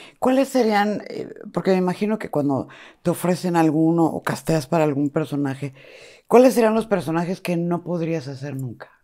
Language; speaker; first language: Spanish; native; Spanish